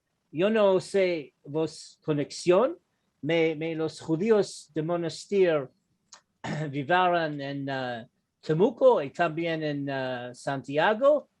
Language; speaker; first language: Spanish; non-native, learner; English